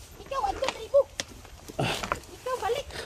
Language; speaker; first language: Cebuano; non-native, local second language; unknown